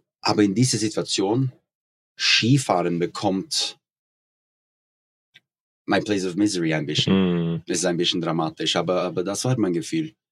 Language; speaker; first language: German; non-native, learner; Norwegian